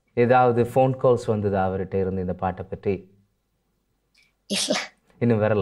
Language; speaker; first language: Tamil; native; Tamil